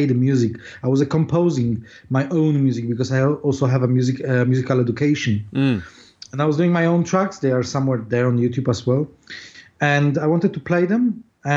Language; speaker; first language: English; non-native, fluent; Polish